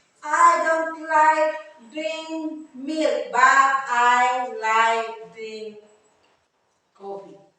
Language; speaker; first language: English; non-native, learner; Indonesian